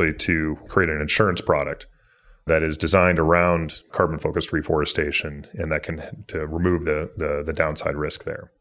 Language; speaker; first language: English; native; English